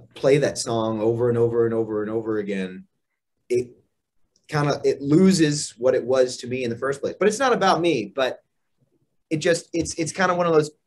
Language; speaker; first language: English; native; English